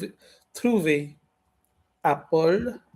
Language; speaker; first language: French; non-native, learner; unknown